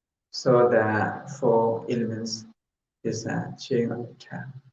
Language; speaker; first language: English; non-native, learner; Thai